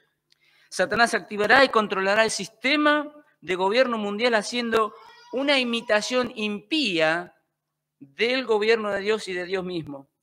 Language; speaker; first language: Spanish; native; Spanish